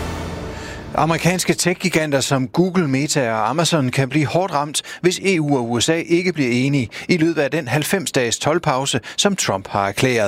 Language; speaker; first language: Danish; native; Danish